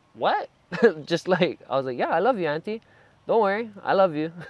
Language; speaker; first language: English; native; English